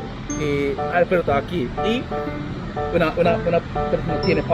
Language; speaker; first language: Spanish; non-native, learner; Japanese